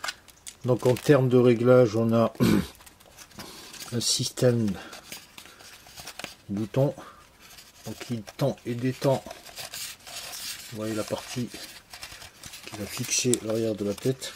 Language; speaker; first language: French; native; French